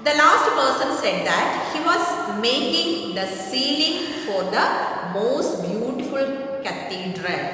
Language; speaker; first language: English; non-native, local second language; Malayalam